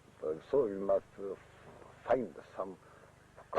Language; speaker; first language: English; non-native, learner; Japanese